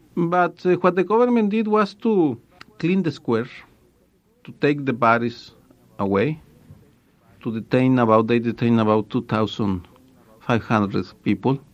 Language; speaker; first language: English; non-native, fluent; Spanish